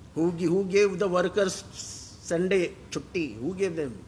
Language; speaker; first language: English; non-native, local second language; Marathi